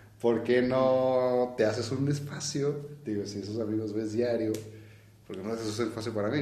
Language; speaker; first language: Spanish; native; Spanish